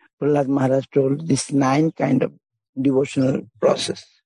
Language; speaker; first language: English; non-native, local second language; Bangla